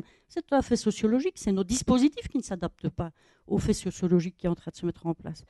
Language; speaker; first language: French; native; French